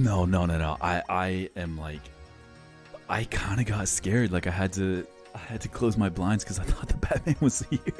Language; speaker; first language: English; native; English